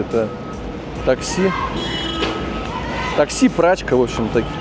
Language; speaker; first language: Russian; native; Russian